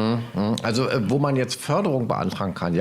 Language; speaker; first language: German; native; German